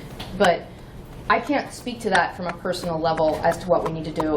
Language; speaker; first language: English; native; English